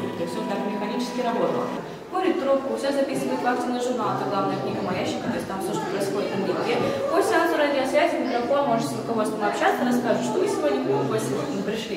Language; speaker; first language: Russian; native; Russian